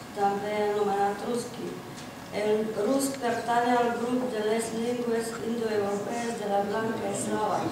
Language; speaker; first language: Catalan; non-native, learner; Bulgarian